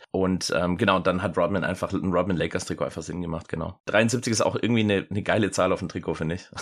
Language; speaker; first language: German; early bilingual, other home language; English